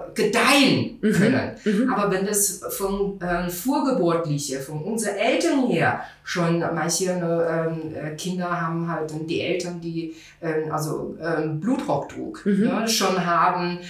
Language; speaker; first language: German; non-native, fluent; Chinese